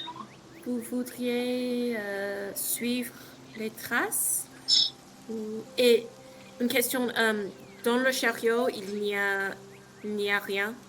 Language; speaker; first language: French; non-native, learner; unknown